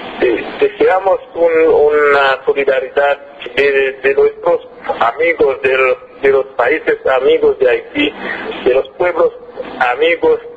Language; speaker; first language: Spanish; non-native, fluent; French